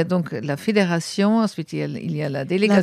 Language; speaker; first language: French; native; French